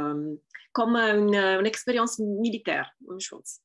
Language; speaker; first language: French; non-native, fluent; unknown